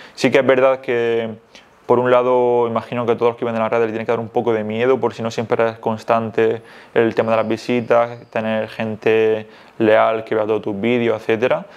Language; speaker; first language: Spanish; native; Spanish